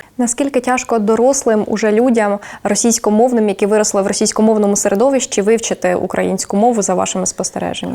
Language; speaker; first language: Ukrainian; native; Ukrainian